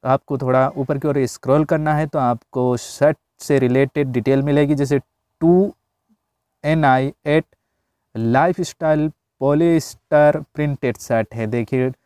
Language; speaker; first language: Hindi; native; Hindi